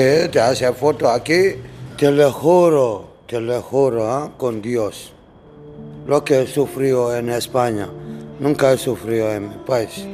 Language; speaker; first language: Spanish; non-native, learner; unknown